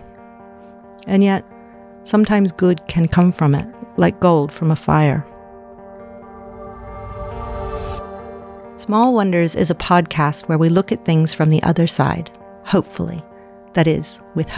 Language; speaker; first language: English; native; English